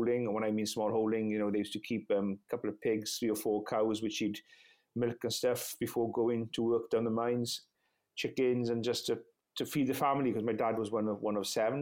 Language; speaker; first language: English; non-native, local second language; Welsh